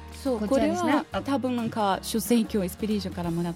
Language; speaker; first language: Japanese; non-native, learner; Portuguese